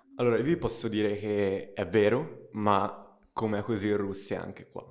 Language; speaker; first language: Italian; early bilingual, other home language; Russian